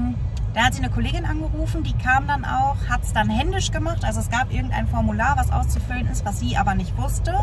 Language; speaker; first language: German; native; German